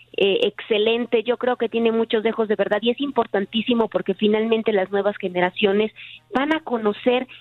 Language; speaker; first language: Spanish; native; Spanish